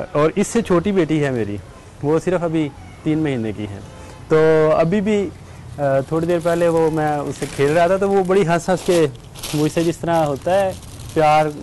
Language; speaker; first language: Urdu; native; Urdu